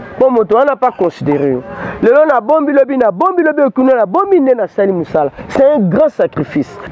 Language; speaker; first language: Lingala; non-native, local second language; Kongo